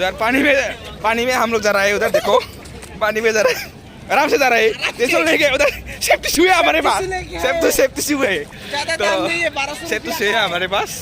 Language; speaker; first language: Hindi; non-native, local second language; Assamese